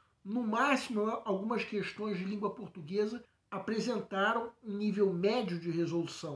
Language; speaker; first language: Portuguese; native; Portuguese